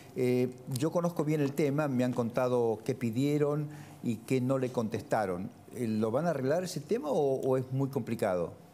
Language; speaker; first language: Spanish; native; Spanish